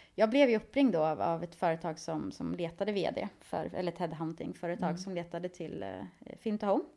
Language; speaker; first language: Swedish; native; Swedish